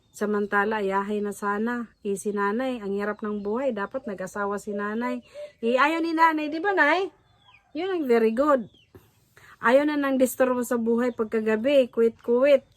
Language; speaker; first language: Filipino; non-native, local second language; Cebuano